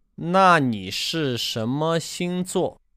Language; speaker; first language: Chinese; non-native, learner; English